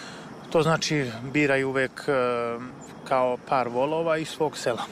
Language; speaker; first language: Serbian; native; Serbian